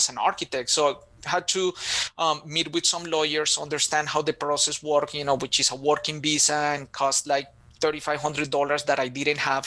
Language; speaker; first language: English; non-native, fluent; Spanish